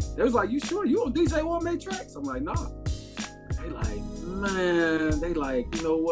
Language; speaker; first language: English; native; English